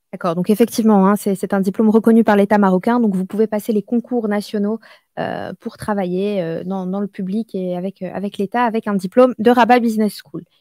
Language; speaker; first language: French; non-native, local second language; Arabic